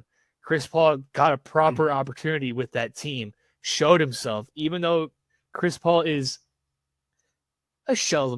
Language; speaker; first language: English; native; English